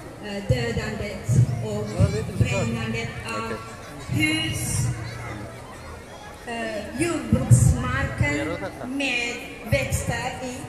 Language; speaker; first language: Swedish; non-native, fluent; Oromo